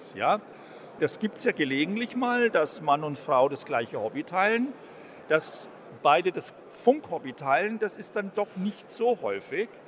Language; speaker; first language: German; native; German